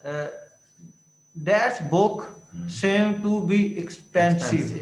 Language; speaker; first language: English; non-native, learner; Urdu